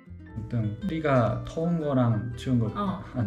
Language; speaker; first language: Korean; non-native, learner; Japanese